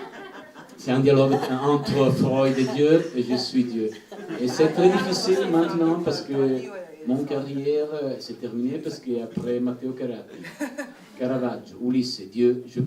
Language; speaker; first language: French; non-native, learner; Italian